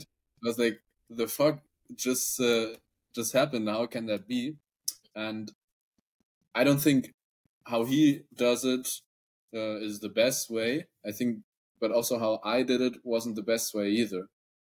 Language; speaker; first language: English; non-native, fluent; German